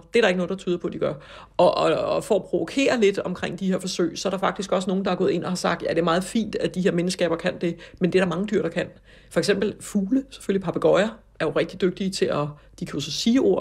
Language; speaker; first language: Danish; native; Danish